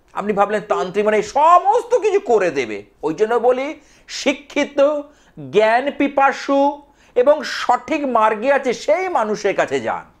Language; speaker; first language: Bangla; native; Bangla